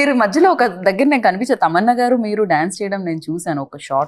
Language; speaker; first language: Telugu; native; Telugu